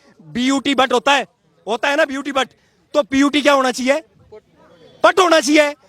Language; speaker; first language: Hindi; native; Hindi